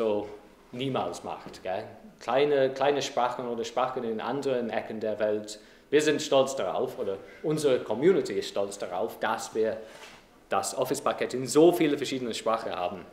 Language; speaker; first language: German; non-native, fluent; English